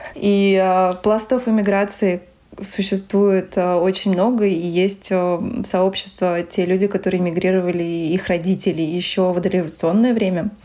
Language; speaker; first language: Russian; non-native, local second language; Tatar